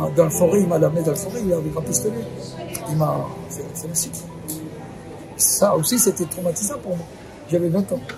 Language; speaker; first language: French; non-native, fluent; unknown